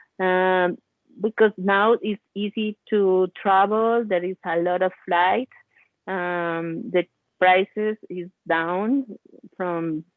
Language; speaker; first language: English; non-native, learner; Spanish